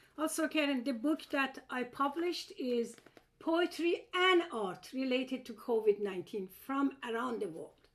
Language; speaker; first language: English; non-native, fluent; Persian